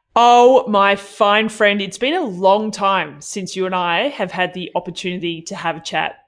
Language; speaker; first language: English; native; English